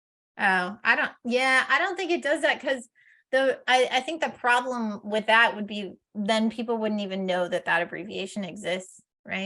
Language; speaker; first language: English; native; English